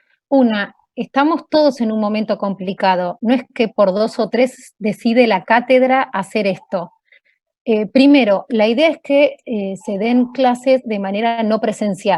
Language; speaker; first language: Spanish; native; Spanish